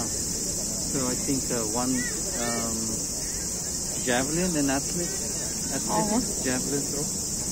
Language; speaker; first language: English; non-native, fluent; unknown